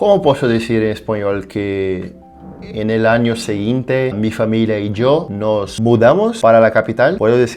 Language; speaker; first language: Spanish; non-native, fluent; Portuguese